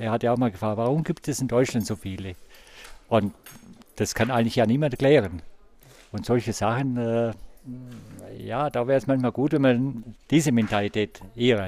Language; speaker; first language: German; native; German